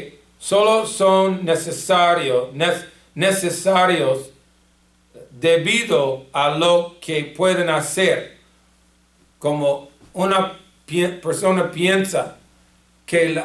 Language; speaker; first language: Spanish; non-native, fluent; English